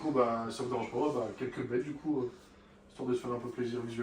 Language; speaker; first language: French; native; French